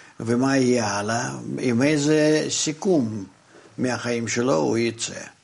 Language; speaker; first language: Hebrew; non-native, fluent; Russian